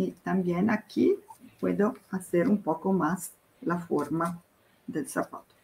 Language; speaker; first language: Spanish; non-native, learner; Italian